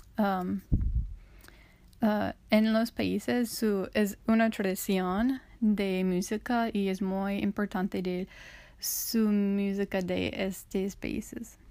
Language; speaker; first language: Spanish; non-native, learner; English